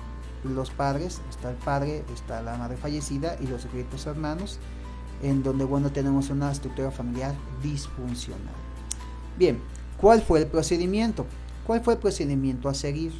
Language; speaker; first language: Spanish; native; Spanish